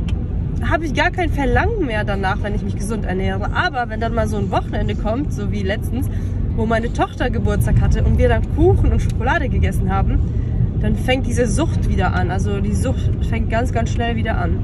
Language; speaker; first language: German; native; German